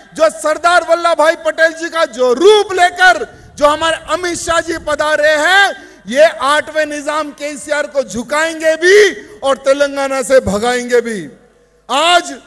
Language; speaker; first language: Hindi; native; Hindi